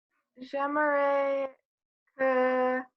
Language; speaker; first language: French; non-native, learner; English